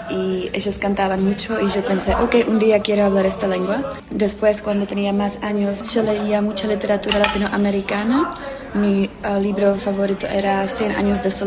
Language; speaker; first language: Spanish; non-native, fluent; Czech